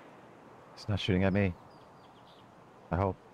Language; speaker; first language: English; native; English